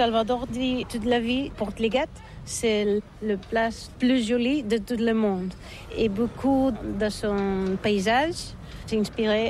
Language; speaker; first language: French; non-native, learner; Spanish